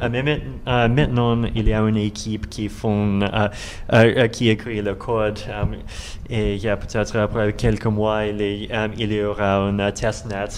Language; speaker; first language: French; non-native, learner; Russian